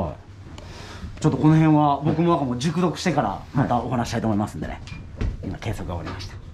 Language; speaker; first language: Japanese; native; Japanese